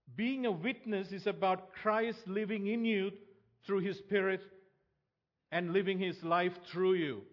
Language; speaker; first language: English; non-native, local second language; Tamil